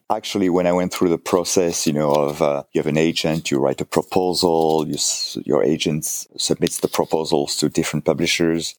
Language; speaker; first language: English; non-native, fluent; French